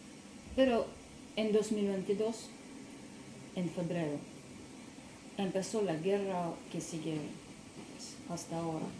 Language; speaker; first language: Spanish; non-native, learner; Russian